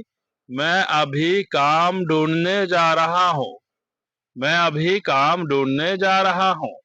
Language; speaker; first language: Hindi; non-native, fluent; Bangla